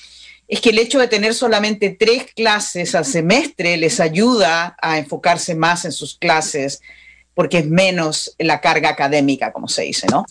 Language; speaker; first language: Spanish; native; Spanish